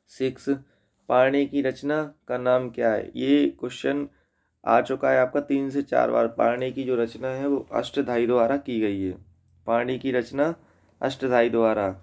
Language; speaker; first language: Hindi; native; Hindi